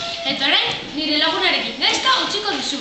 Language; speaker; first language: Basque; non-native, local second language; Spanish